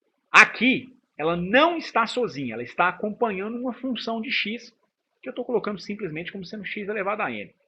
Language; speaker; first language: Portuguese; native; Portuguese